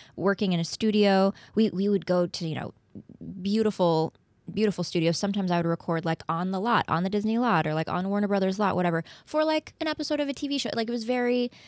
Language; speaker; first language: English; native; English